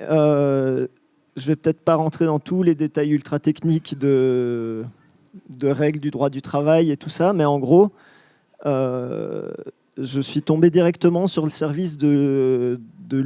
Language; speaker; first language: French; native; French